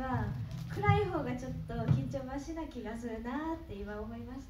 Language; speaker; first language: Japanese; native; Japanese